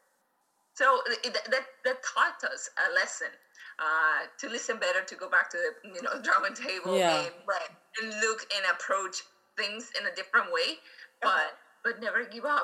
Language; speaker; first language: English; non-native, fluent; Spanish